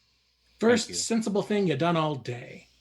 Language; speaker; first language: English; native; English